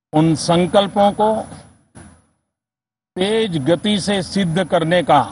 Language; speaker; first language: Hindi; native; Hindi